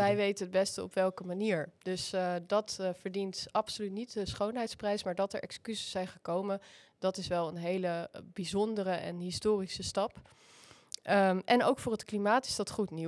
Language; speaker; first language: Dutch; native; Dutch